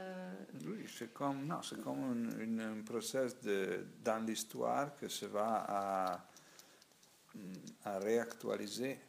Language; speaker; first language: French; non-native, learner; Italian